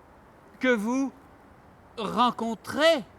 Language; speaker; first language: French; non-native, learner; Armenian